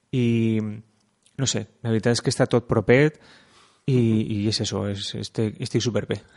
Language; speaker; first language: Catalan; non-native, local second language; Spanish